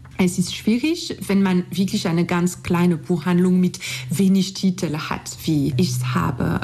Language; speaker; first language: German; non-native, fluent; French